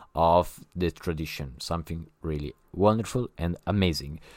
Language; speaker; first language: English; non-native, learner; Italian